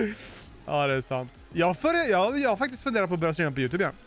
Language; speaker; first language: Swedish; native; Swedish